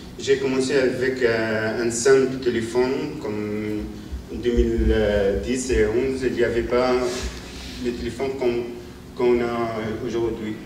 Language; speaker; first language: French; non-native, learner; Arabic